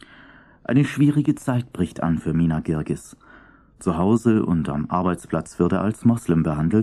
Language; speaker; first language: German; native; German